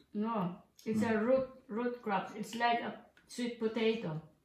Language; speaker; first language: English; non-native, local second language; Filipino